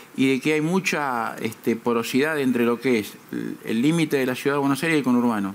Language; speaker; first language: Spanish; native; Spanish